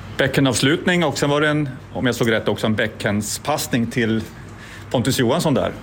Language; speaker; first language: Swedish; native; Swedish